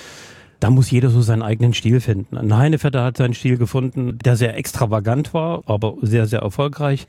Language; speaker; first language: German; native; German